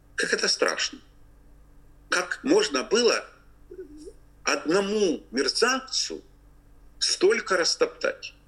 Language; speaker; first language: Russian; native; Russian